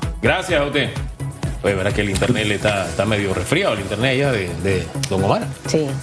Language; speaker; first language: Spanish; native; Spanish